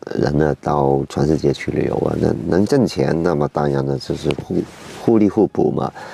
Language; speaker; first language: Chinese; native; Chinese